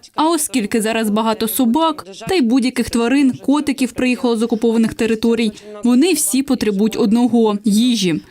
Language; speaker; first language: Ukrainian; non-native, local second language; Russian